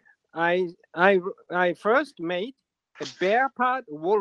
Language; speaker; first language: English; non-native, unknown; Japanese